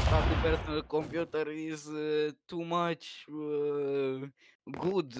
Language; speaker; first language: English; non-native, learner; Romanian